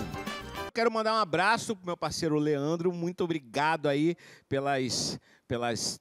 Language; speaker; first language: Portuguese; native; Portuguese